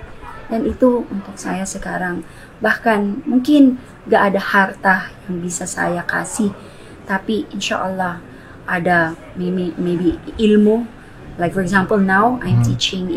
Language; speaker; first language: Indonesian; non-native, fluent; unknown